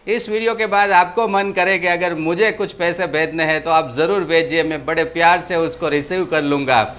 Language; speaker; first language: Hindi; non-native, local second language; Gujarati